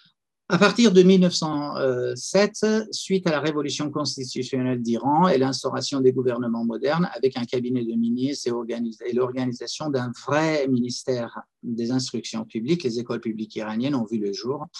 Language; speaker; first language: French; non-native, fluent; Persian